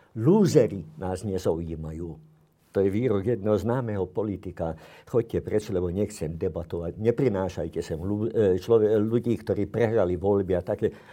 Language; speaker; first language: Slovak; non-native, local second language; Hungarian